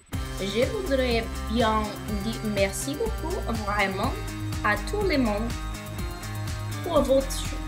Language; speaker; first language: French; non-native, learner; English